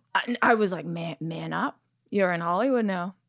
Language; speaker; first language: English; native; English